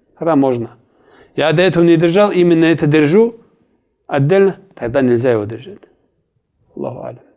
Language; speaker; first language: Russian; non-native, local second language; Kumyk